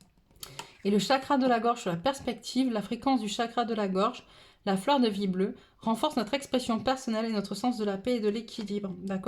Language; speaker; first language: French; native; French